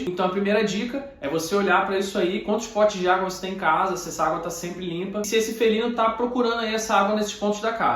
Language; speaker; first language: Portuguese; native; Portuguese